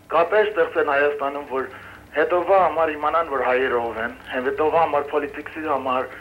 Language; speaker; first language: Armenian; early bilingual, heritage; Armenian